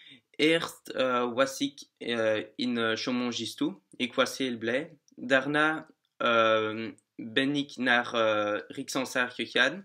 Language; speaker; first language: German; non-native, learner; Dutch